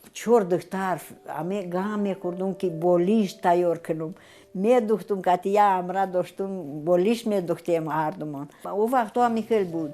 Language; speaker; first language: Tajik; non-native, fluent; Romanian